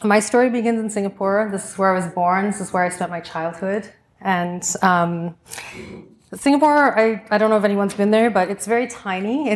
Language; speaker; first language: English; native; English